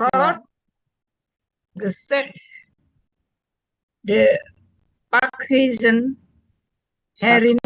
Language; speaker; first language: Dutch; non-native, learner; Indonesian